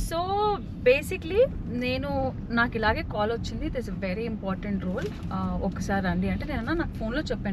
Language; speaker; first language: Telugu; native; Telugu